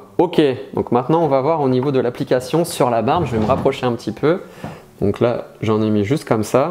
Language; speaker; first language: French; native; French